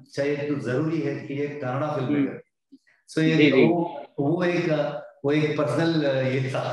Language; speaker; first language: Hindi; non-native, local second language; Kannada